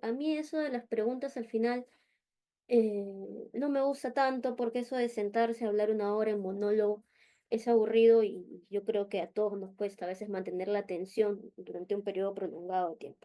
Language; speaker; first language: Spanish; native; Spanish